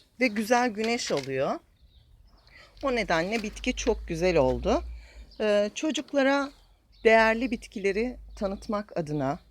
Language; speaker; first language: Turkish; native; Turkish